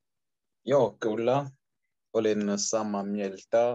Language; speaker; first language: Finnish; non-native, learner; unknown